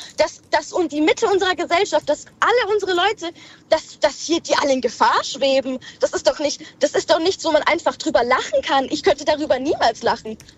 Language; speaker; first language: German; early bilingual, other home language; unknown